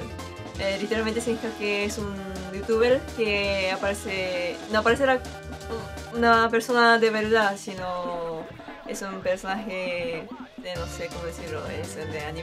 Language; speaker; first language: Spanish; non-native, fluent; Japanese